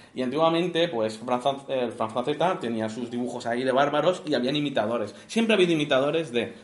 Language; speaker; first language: Spanish; native; Spanish